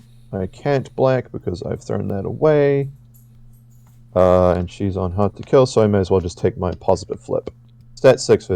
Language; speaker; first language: English; native; English